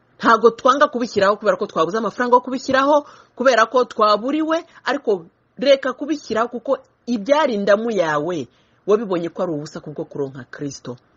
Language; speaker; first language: Kinyarwanda; early bilingual, heritage; Kinyarwanda